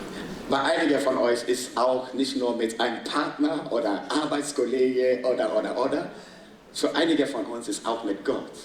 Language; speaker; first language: German; non-native, fluent; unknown